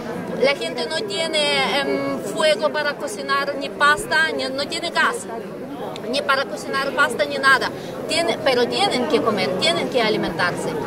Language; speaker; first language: Spanish; non-native, fluent; Ukrainian